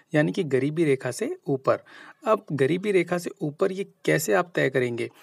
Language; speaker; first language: Hindi; native; Hindi